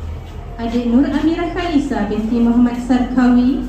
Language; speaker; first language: Malay; native; Malay